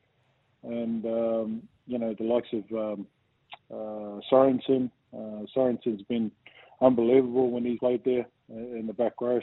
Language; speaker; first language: English; native; English